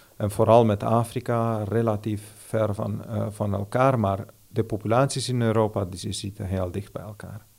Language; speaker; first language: Dutch; non-native, fluent; Romanian